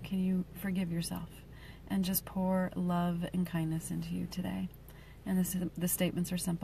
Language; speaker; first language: English; native; English